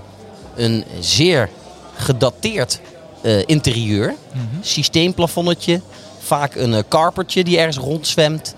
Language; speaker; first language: Dutch; native; Dutch